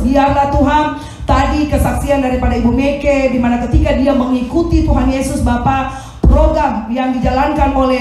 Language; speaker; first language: Indonesian; native; Indonesian